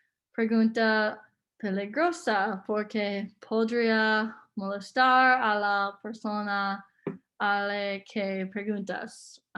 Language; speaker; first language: Spanish; non-native, learner; English